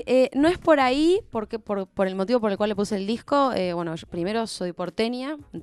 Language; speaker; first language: Spanish; native; Spanish